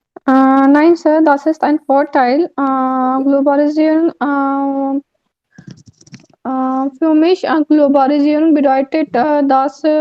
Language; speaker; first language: German; non-native, learner; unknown